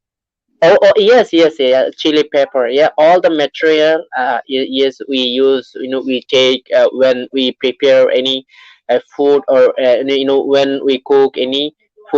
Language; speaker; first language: English; non-native, learner; Bangla